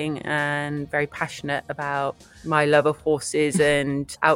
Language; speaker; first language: English; native; English